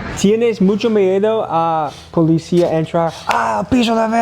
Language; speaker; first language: Spanish; non-native, learner; English